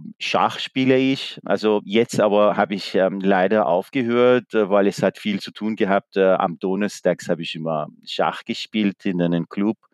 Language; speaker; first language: German; non-native, fluent; Persian